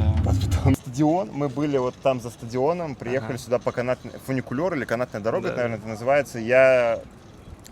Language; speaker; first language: Russian; native; Russian